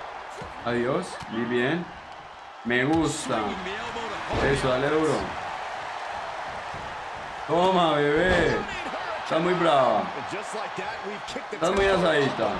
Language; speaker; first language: Spanish; native; Spanish